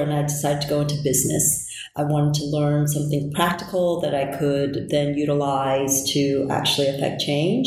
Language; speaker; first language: English; early bilingual, other home language; Korean